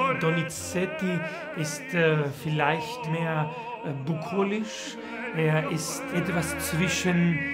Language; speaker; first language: German; non-native, fluent; Spanish